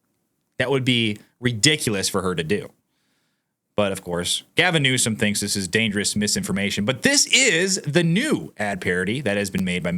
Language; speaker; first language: English; native; English